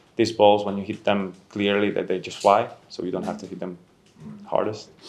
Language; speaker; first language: English; non-native, fluent; Slovak